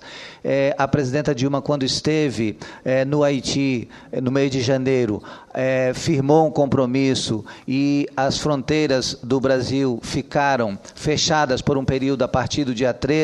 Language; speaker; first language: Portuguese; native; Portuguese